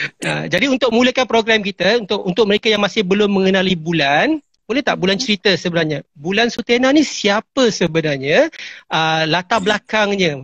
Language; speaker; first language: Malay; native; Malay